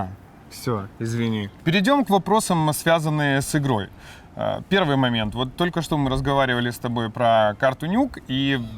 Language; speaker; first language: Russian; native; Russian